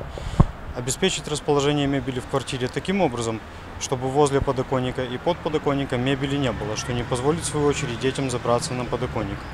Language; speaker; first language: Russian; native; Russian